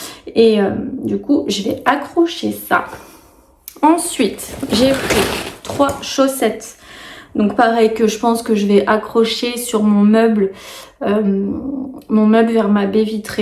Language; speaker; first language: French; native; French